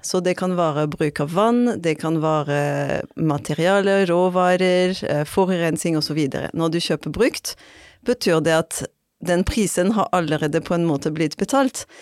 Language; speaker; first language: Norwegian; non-native, fluent; French